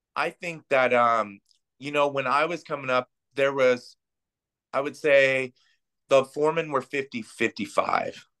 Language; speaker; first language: English; native; English